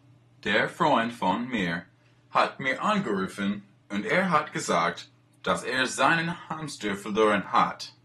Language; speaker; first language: German; non-native, learner; English